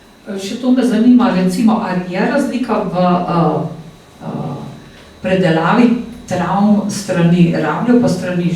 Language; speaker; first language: Slovenian; native; Slovenian